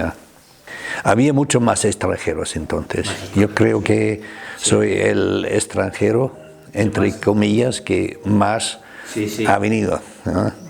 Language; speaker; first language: Spanish; non-native, fluent; German